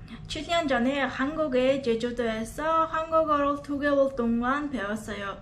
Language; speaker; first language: Korean; non-native, learner; Mongolian